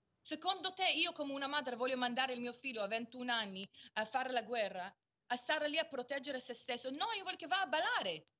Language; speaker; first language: Italian; non-native, fluent; Hebrew